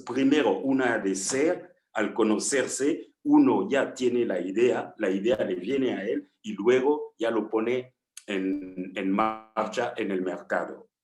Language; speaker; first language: Spanish; non-native, fluent; French